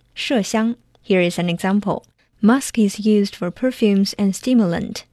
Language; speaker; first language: English; non-native, fluent; Chinese